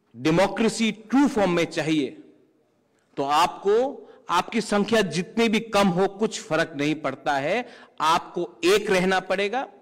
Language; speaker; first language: Hindi; non-native, local second language; Kok Borok